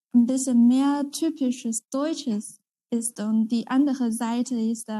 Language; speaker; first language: German; non-native, learner; Chinese